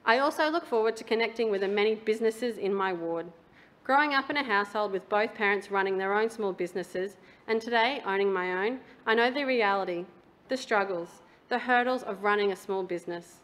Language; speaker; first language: English; native; English